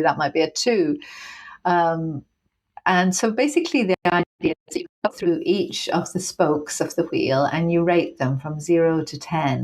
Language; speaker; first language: English; native; English